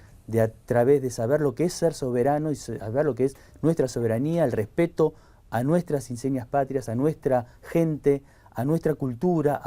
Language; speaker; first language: Spanish; native; Spanish